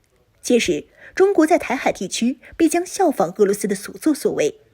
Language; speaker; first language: Chinese; native; Chinese